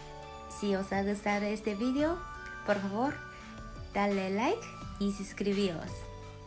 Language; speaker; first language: Spanish; non-native, fluent; Japanese